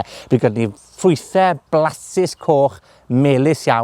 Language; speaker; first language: Welsh; native; Welsh